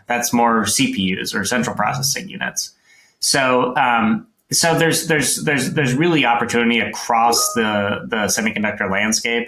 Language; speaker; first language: English; native; English